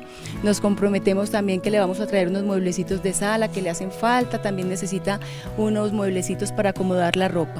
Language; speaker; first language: Spanish; native; Spanish